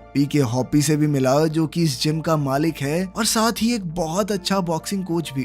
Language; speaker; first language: Hindi; native; Hindi